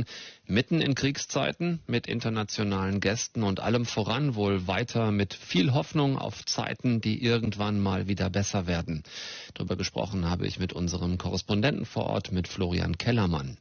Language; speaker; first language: German; native; German